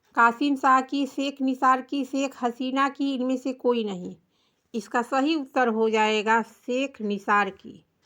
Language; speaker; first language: Hindi; native; Hindi